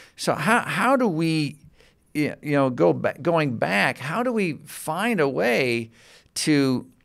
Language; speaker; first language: English; native; English